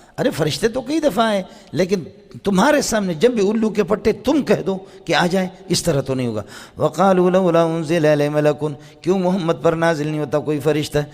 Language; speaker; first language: Urdu; non-native, local second language; Baluchi